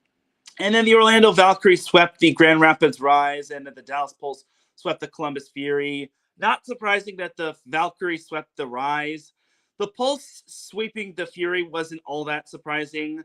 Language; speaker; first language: English; native; English